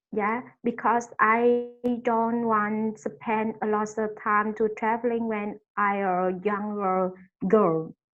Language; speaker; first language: English; non-native, learner; Vietnamese